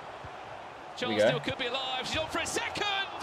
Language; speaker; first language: English; native; English